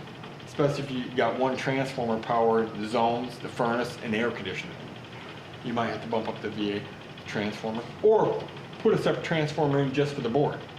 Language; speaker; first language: English; native; English